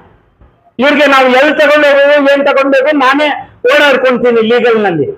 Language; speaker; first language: Kannada; native; Kannada